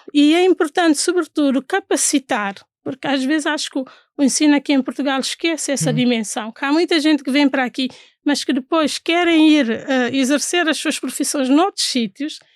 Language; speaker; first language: Portuguese; non-native, local second language; Fula